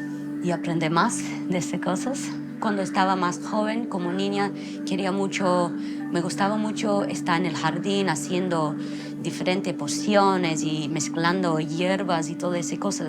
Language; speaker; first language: Spanish; non-native, fluent; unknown